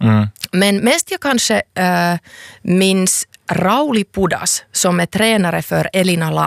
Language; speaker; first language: Swedish; non-native, local second language; Finnish